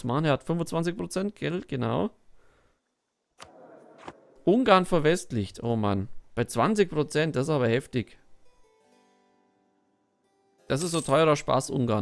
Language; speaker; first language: German; native; German